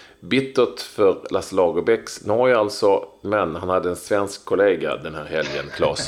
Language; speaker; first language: Swedish; native; Swedish